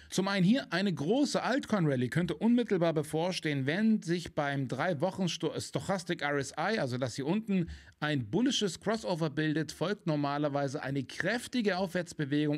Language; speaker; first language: German; native; German